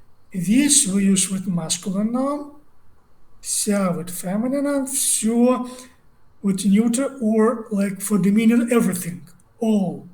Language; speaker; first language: English; non-native, learner; Russian